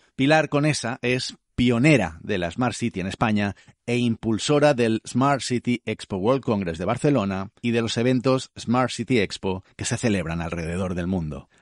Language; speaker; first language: Spanish; native; Spanish